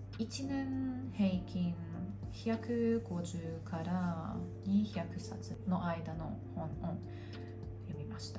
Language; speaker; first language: Japanese; non-native, fluent; Hungarian